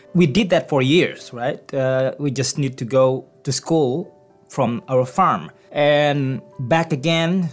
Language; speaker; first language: English; non-native, fluent; Indonesian